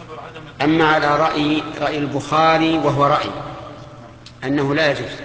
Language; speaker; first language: Arabic; native; Arabic